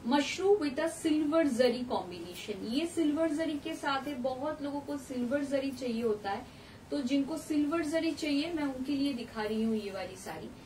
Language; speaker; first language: Hindi; non-native, local second language; Bangla